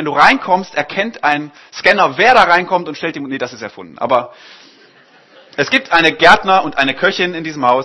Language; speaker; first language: German; native; German